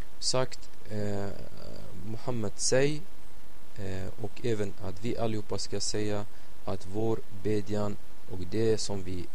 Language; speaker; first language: Swedish; non-native, fluent; Arabic